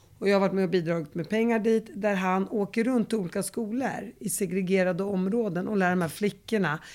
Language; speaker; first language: Swedish; early bilingual, other home language; Arabic